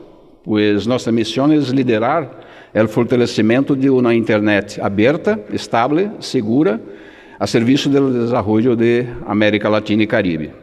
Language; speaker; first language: Spanish; non-native, fluent; Portuguese